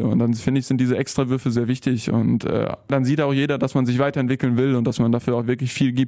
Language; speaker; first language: German; native; German